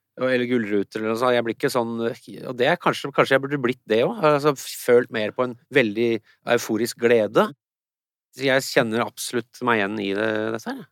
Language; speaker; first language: Norwegian; early bilingual, other home language; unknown